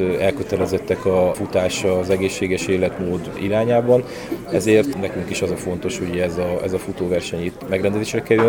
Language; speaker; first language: Hungarian; native; Hungarian